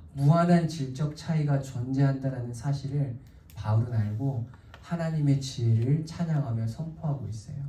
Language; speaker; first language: Korean; native; Korean